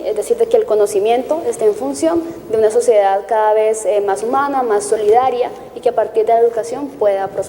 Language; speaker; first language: Spanish; native; Spanish